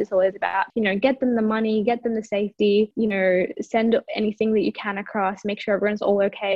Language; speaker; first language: English; early bilingual, other home language; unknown